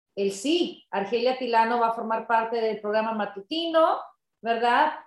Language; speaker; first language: Spanish; early bilingual, heritage; Spanish